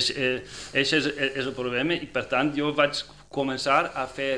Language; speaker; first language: Catalan; non-native, fluent; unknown